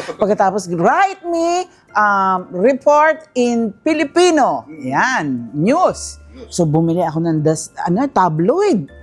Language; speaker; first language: Filipino; early bilingual, heritage; Filipino